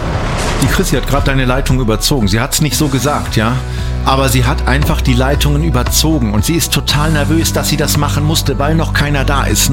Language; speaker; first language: German; native; German